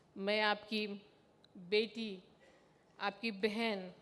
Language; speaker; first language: Hindi; non-native, local second language; Marathi